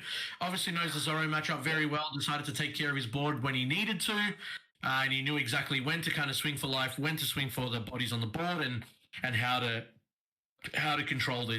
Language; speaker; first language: English; native; English